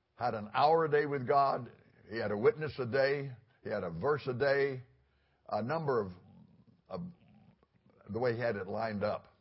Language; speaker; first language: English; native; English